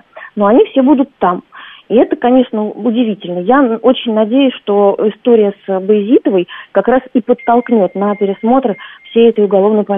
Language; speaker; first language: Russian; native; Russian